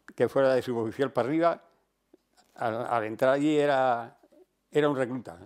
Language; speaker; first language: Spanish; native; Spanish